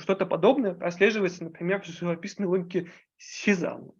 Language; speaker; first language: Russian; native; Russian